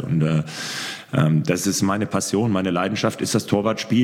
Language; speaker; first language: German; native; German